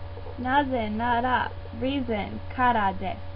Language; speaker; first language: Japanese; non-native, learner; English